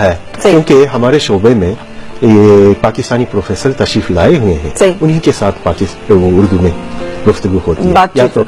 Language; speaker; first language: Hindi; non-native, fluent; Japanese